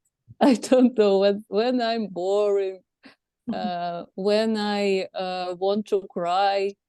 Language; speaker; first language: English; non-native, learner; Russian